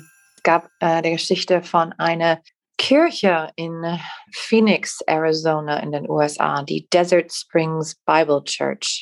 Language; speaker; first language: German; non-native, fluent; English